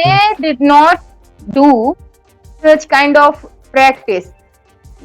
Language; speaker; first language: English; non-native, local second language; Hindi